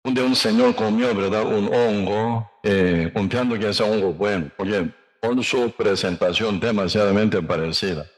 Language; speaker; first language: Spanish; non-native, learner; Korean